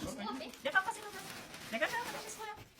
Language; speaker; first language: Norwegian; non-native, learner; Filipino